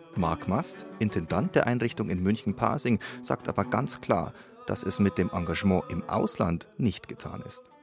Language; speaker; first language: German; native; German